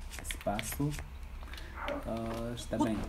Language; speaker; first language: Portuguese; non-native, learner; English